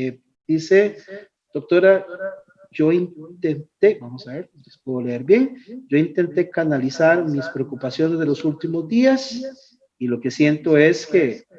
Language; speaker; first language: Spanish; native; Spanish